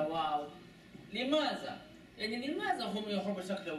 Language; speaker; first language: Arabic; non-native, learner; Chinese